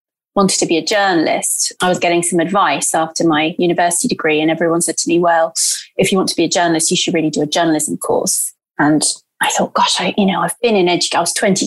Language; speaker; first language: English; early bilingual, other home language; Portuguese